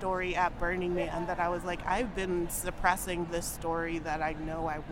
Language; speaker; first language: English; native; English